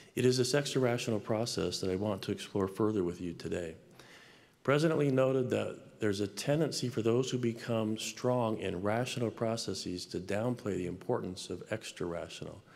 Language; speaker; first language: English; native; English